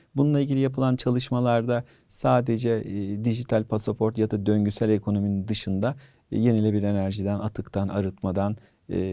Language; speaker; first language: Turkish; native; Turkish